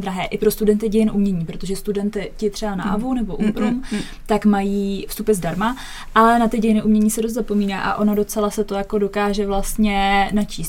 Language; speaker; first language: Czech; native; Czech